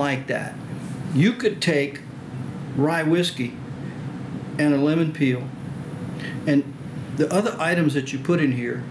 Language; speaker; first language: English; early bilingual, other home language; French